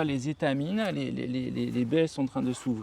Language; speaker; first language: French; native; French